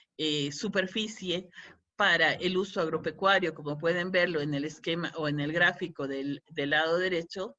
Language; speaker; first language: Spanish; native; Spanish